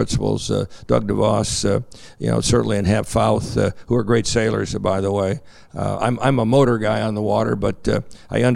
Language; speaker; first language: English; native; English